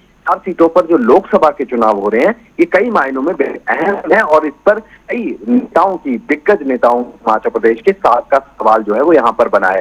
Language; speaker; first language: Hindi; native; Hindi